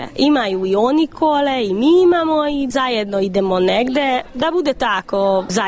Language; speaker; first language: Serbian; non-native, learner; Hungarian